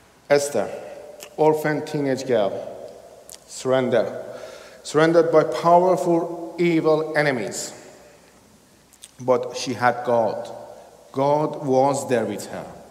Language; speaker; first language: English; non-native, fluent; Persian